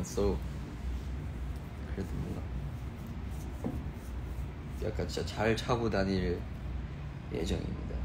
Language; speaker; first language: Korean; early bilingual, heritage; Korean